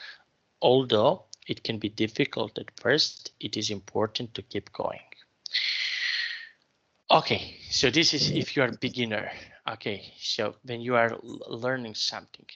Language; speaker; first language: English; non-native, fluent; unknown